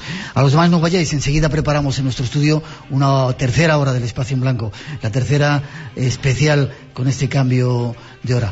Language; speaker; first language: Spanish; native; Spanish